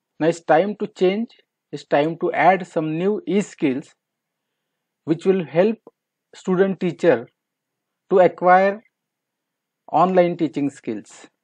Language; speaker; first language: English; non-native, local second language; Marathi